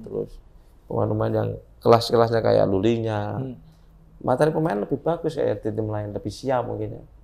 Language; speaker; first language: Indonesian; native; Indonesian